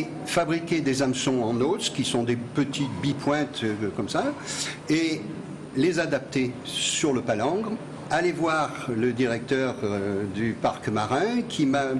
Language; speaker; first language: French; native; French